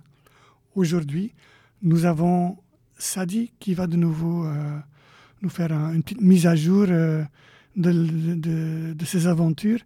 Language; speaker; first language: French; native; French